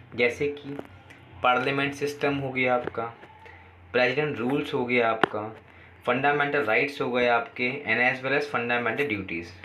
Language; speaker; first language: Hindi; native; Hindi